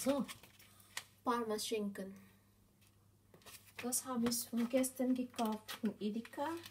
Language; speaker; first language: German; non-native, learner; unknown